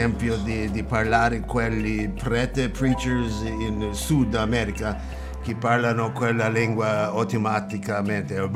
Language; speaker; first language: Italian; non-native, learner; English